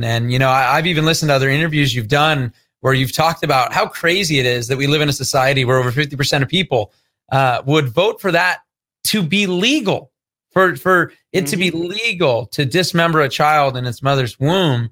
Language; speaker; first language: English; native; English